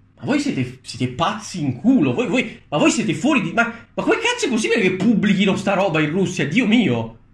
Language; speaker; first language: Italian; early bilingual, other home language; Romanian